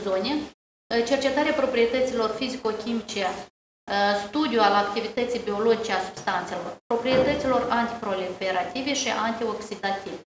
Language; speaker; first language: Romanian; native; Romanian